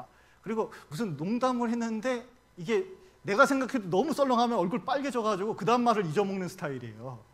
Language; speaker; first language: Korean; native; Korean